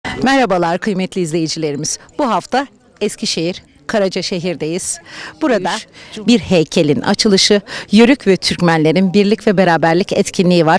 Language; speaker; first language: Turkish; native; Turkish